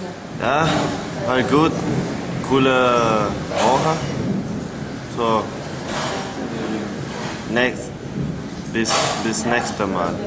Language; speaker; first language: German; non-native, learner; Spanish